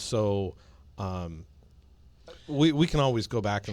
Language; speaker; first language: English; native; English